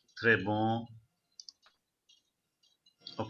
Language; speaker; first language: French; non-native, fluent; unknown